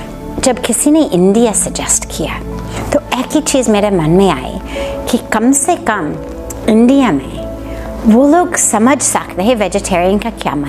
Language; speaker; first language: Hindi; non-native, fluent; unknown